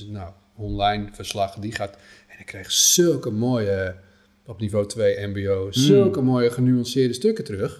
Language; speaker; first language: Dutch; native; Dutch